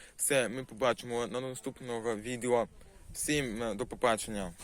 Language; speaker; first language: Ukrainian; non-native, local second language; Russian